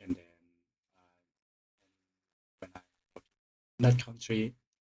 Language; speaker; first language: English; non-native, learner; Indonesian